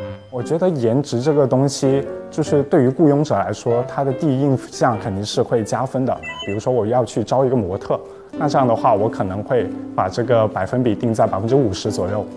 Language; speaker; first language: Chinese; native; Chinese